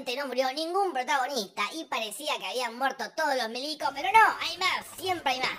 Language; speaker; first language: Spanish; native; Spanish